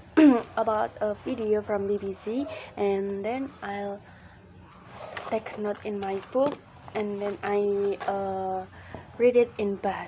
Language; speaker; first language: English; non-native, learner; Indonesian